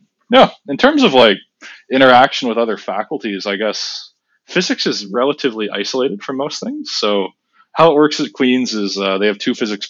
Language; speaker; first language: English; native; English